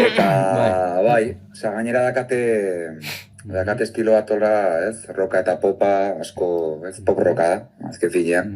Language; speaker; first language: Basque; native; Basque